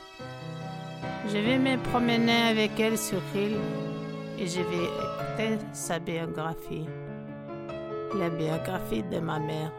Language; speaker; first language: French; non-native, learner; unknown